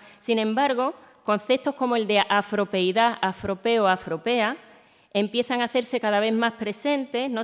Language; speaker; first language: Spanish; native; Spanish